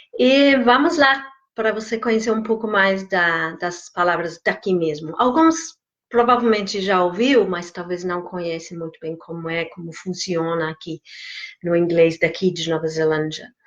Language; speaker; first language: Portuguese; non-native, fluent; English